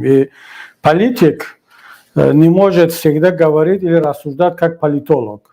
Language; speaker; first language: Russian; non-native, local second language; Tajik